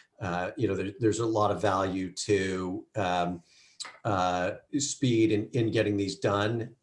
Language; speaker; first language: English; native; English